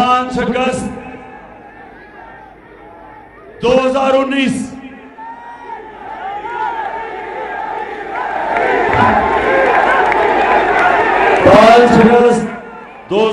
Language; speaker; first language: Urdu; native; Urdu